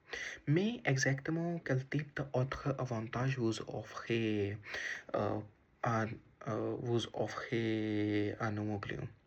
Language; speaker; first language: French; non-native, learner; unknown